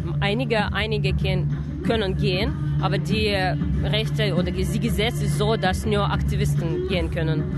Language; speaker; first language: German; non-native, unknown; Russian